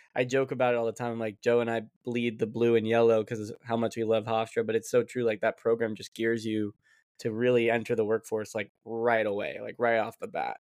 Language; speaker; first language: English; native; English